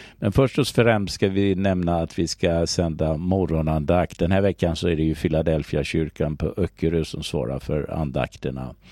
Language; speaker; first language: Swedish; native; Swedish